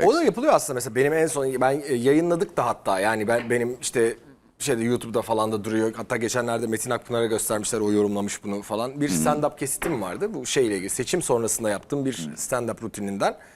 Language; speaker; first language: Turkish; native; Turkish